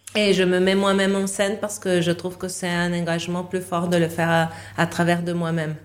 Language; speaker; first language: French; non-native, fluent; Spanish